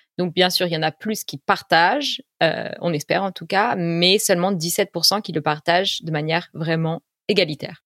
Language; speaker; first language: French; native; French